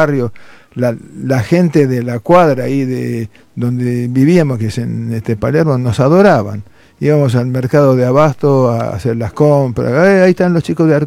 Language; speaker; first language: Spanish; non-native, local second language; Armenian